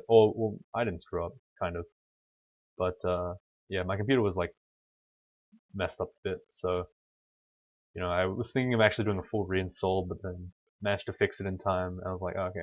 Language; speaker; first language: English; native; English